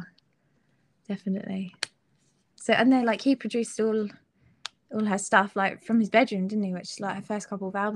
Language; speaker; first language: English; native; English